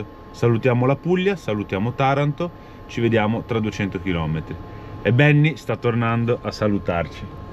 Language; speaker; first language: Italian; native; Italian